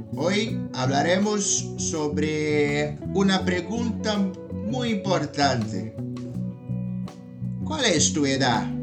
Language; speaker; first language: Spanish; non-native, fluent; Portuguese